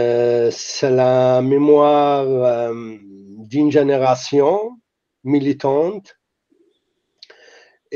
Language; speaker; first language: French; non-native, fluent; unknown